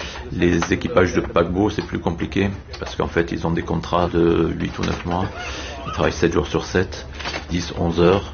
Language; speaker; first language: French; native; French